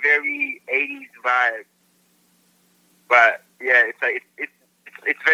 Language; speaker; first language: English; non-native, local second language; Filipino